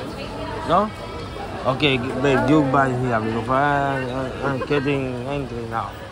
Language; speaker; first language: English; non-native, learner; Spanish